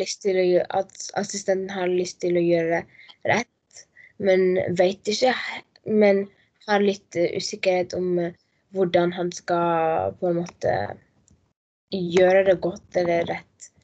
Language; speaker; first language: Norwegian; non-native, learner; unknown